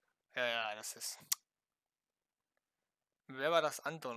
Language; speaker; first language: German; native; German